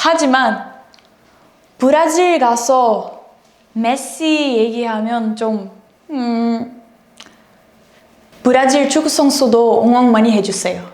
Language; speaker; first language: Korean; non-native, learner; Portuguese